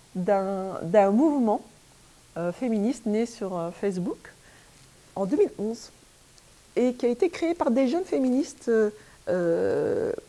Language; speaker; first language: French; native; French